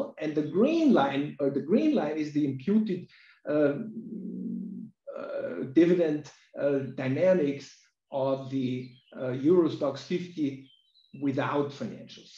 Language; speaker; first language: English; non-native, fluent; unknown